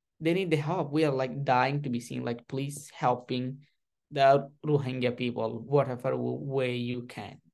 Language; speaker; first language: English; non-native, learner; Rohingya